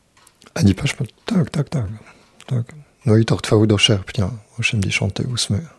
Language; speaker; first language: Polish; non-native, fluent; French